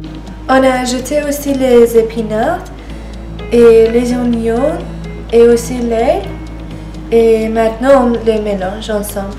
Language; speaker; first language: French; non-native, learner; English